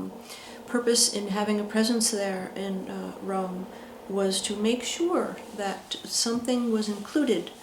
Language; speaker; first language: English; native; English